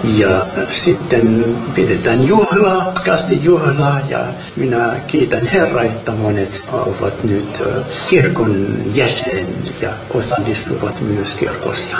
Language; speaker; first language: Finnish; non-native, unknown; Arabic